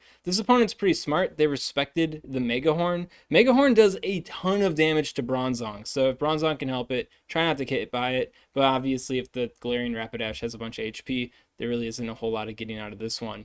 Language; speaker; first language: English; native; English